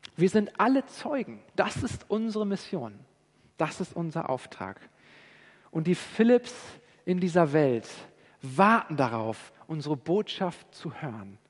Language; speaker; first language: German; native; German